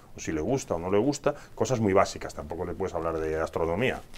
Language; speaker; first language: Spanish; native; Spanish